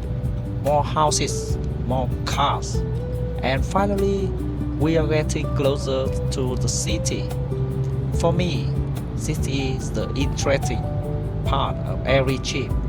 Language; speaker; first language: English; non-native, fluent; Vietnamese